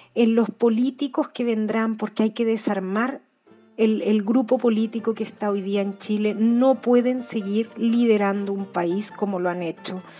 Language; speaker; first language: Spanish; native; Spanish